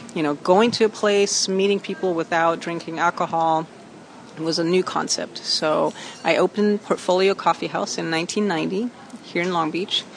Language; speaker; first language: English; non-native, fluent; German